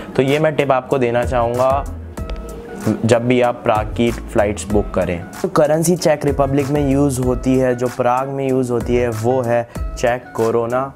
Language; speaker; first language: Hindi; native; Hindi